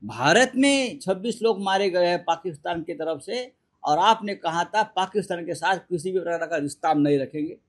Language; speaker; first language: Hindi; non-native, local second language; Marathi